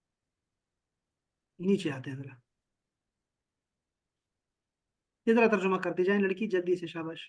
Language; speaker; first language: Urdu; native; Urdu